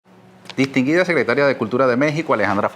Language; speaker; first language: Spanish; native; Spanish